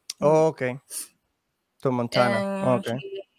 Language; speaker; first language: English; non-native, learner; Spanish